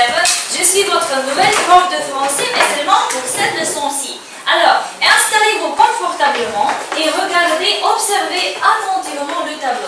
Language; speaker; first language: French; non-native, fluent; Ukrainian